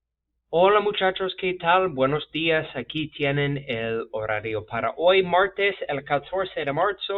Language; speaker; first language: Spanish; non-native, fluent; English